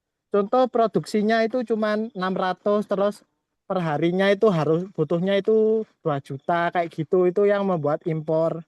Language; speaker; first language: Indonesian; native; Indonesian